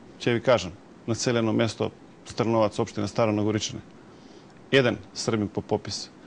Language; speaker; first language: Macedonian; non-native, local second language; Serbian